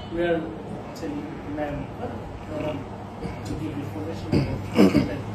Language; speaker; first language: English; non-native, fluent; Bangla